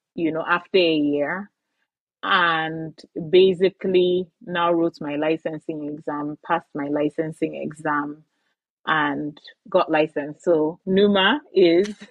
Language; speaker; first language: English; non-native, local second language; Igbo